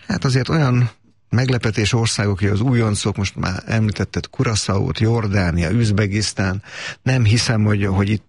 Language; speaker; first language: Hungarian; native; Hungarian